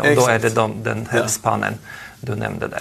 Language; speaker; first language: Swedish; non-native, fluent; Polish